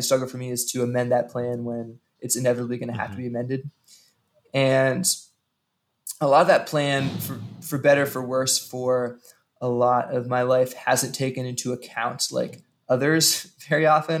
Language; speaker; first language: English; native; English